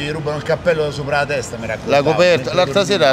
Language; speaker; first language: Italian; native; Italian